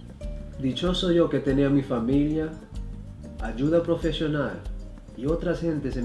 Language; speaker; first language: Spanish; early bilingual, heritage; Spanish